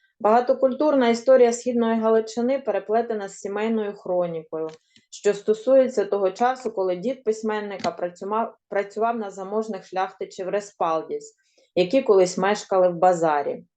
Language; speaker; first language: Ukrainian; native; Ukrainian